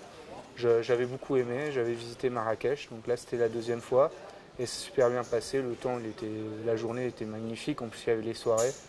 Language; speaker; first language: French; native; French